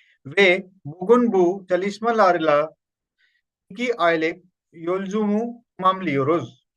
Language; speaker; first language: Turkish; non-native, learner; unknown